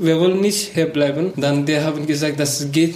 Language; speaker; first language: German; non-native, learner; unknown